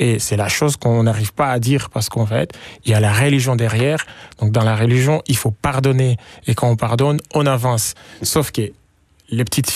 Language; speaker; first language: French; non-native, local second language; Swahili